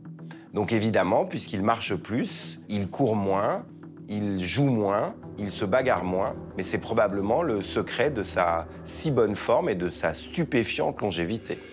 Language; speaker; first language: French; native; French